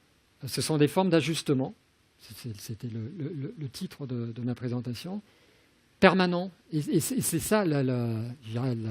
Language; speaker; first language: French; native; French